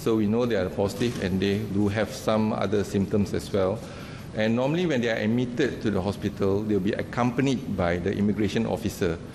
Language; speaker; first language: English; non-native, local second language; Malay